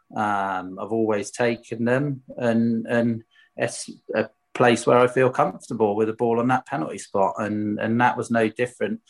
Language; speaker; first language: English; native; English